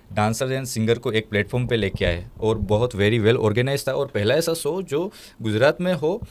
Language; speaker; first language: Hindi; non-native, local second language; Gujarati